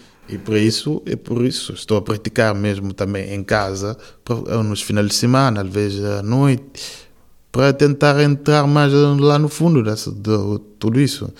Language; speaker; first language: Portuguese; non-native, local second language; Kabuverdianu